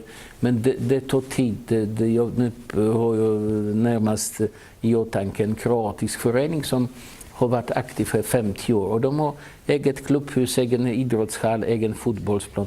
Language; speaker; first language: Swedish; non-native, fluent; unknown